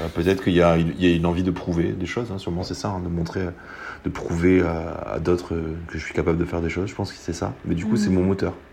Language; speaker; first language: French; native; French